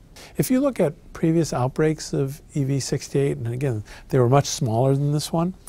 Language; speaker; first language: English; native; English